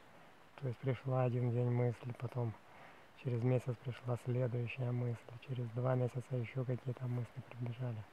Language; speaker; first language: Russian; native; Russian